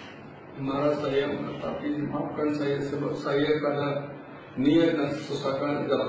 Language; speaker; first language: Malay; non-native, learner; Bangla